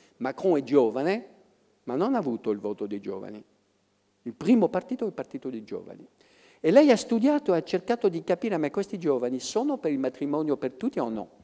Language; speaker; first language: Italian; non-native, fluent; French